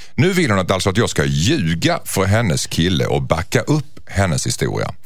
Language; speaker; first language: Swedish; native; Swedish